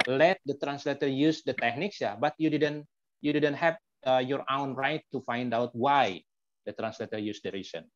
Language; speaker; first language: English; non-native, fluent; Indonesian